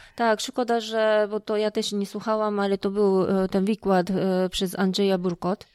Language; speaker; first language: Polish; non-native, fluent; Japanese